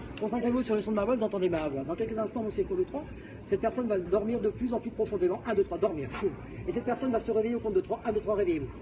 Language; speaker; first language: French; native; French